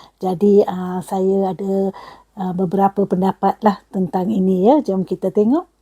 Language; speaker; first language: Malay; non-native, local second language; Tamil